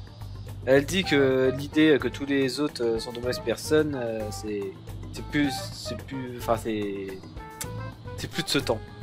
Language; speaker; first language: French; native; French